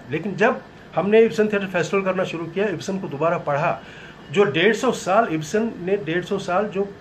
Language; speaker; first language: Hindi; native; Hindi